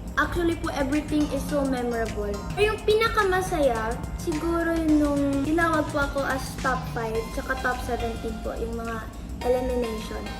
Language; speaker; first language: Filipino; non-native, local second language; Cebuano